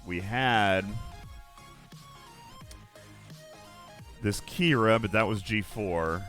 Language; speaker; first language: English; native; English